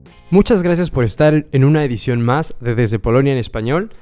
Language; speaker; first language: Spanish; native; Spanish